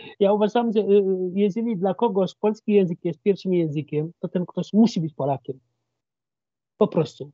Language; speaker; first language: Polish; non-native, fluent; Wolof